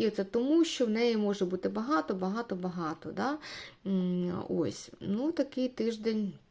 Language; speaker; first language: Ukrainian; non-native, local second language; Russian